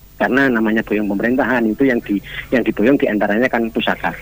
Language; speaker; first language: Indonesian; non-native, local second language; Javanese